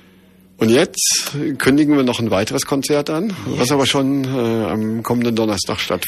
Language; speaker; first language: German; native; German